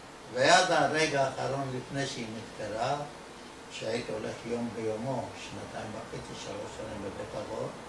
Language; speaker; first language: Hebrew; non-native, fluent; Ladino